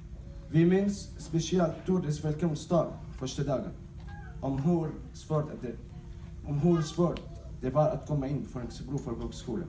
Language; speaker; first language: Swedish; non-native, learner; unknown